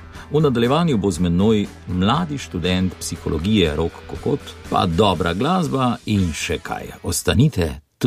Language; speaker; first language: Slovenian; native; Slovenian